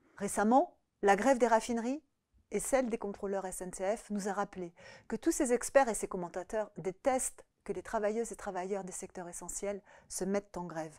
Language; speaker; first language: French; native; French